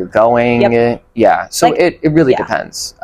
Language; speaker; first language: English; native; English